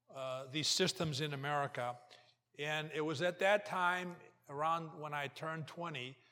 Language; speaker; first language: English; early bilingual, other home language; Portuguese